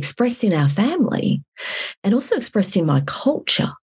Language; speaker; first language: English; native; English